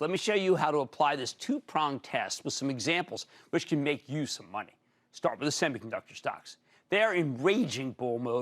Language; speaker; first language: English; native; English